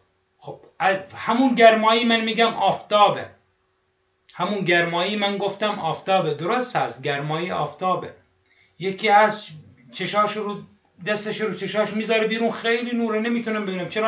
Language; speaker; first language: Persian; non-native, fluent; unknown